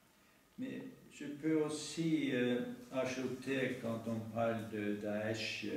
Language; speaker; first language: French; non-native, fluent; Norwegian